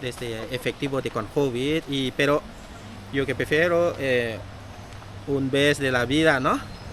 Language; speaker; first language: Spanish; non-native, learner; Thai